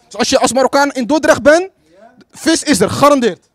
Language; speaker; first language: Dutch; early bilingual, other home language; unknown